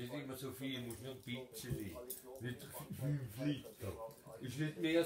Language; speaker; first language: German; non-native, learner; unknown